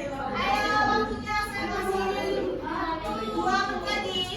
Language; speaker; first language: Indonesian; native; Indonesian